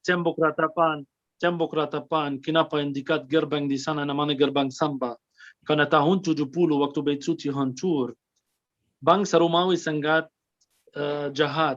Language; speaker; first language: Indonesian; non-native, fluent; Arabic